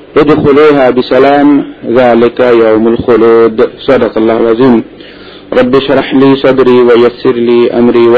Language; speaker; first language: Urdu; non-native, local second language; Punjabi